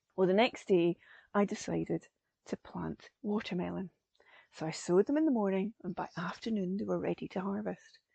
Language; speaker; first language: English; native; English